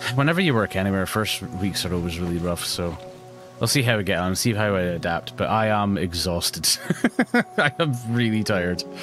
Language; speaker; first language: English; native; English